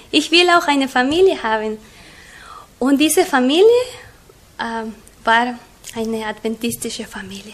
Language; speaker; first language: German; non-native, learner; Spanish